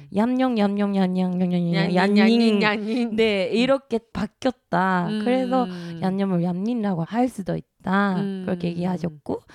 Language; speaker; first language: Korean; non-native, fluent; Japanese